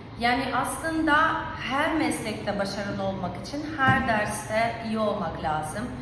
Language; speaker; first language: Turkish; non-native, fluent; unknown